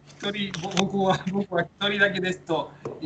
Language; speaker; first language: Japanese; non-native, fluent; Spanish